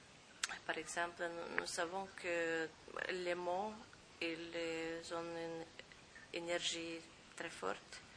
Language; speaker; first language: French; non-native, fluent; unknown